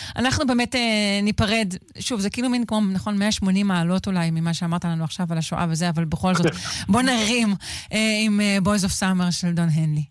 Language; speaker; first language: Hebrew; native; Hebrew